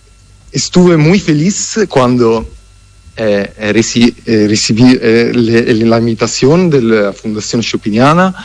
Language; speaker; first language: Spanish; non-native, fluent; Italian